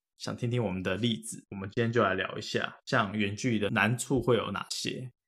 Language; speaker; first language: Chinese; native; Chinese